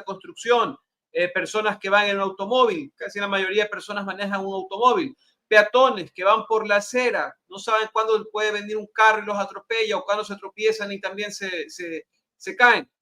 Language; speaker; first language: Spanish; native; Spanish